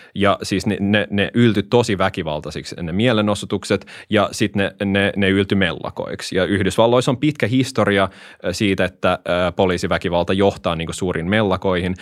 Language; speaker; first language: Finnish; native; Finnish